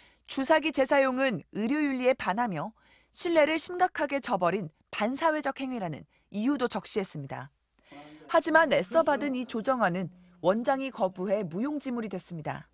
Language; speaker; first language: Korean; native; Korean